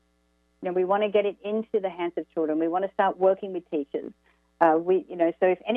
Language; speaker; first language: English; native; English